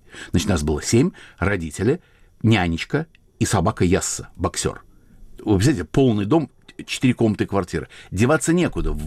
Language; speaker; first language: Russian; native; Russian